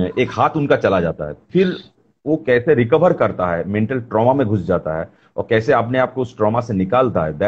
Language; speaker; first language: Hindi; non-native, local second language; Bangla